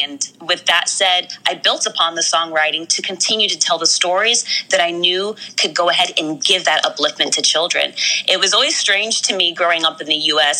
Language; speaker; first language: English; native; English